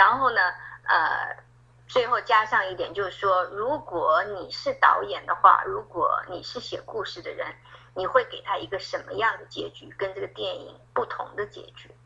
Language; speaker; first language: Chinese; native; Chinese